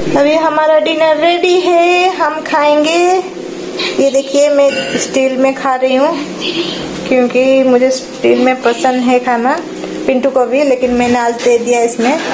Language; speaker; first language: Hindi; native; Hindi